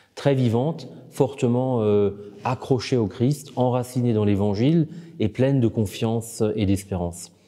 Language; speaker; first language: French; native; French